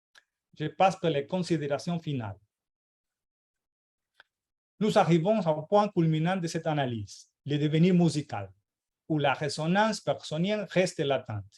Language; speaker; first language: French; non-native, learner; Portuguese